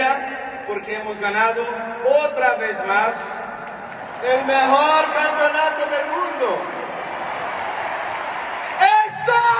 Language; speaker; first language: Spanish; non-native, fluent; Portuguese